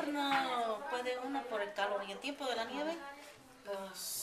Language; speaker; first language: Spanish; native; Spanish